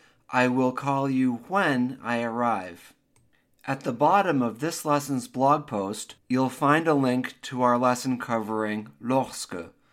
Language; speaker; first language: English; native; English